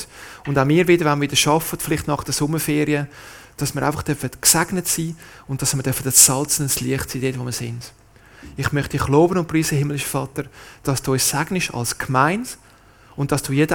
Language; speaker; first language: German; native; German